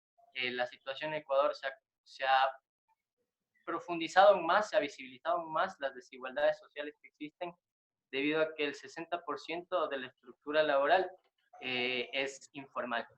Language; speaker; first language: Spanish; native; Spanish